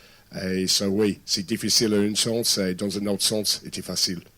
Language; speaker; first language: French; non-native, fluent; English